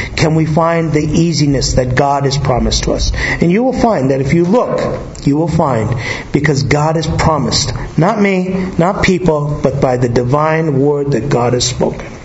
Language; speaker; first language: English; native; English